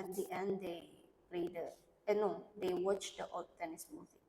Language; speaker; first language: English; non-native, learner; Indonesian